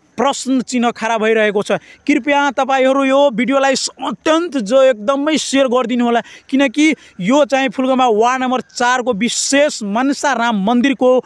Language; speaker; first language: Nepali; non-native, local second language; Maithili